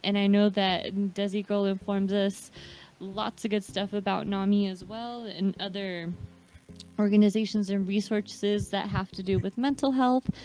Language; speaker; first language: English; early bilingual, other home language; Spanish